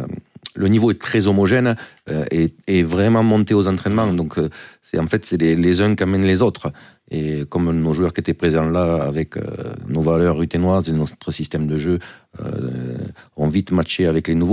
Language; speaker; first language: French; native; French